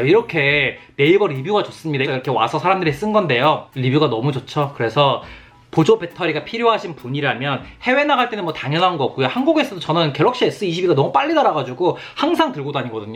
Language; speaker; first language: Korean; native; Korean